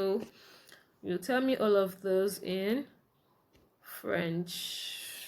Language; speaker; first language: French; non-native, fluent; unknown